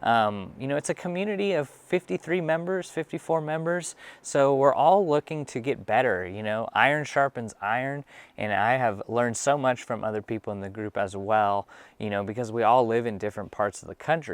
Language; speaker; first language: English; native; English